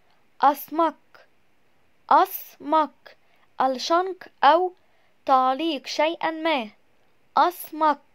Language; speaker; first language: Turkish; non-native, fluent; Arabic